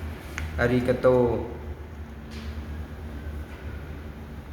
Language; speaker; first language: Japanese; non-native, learner; Vietnamese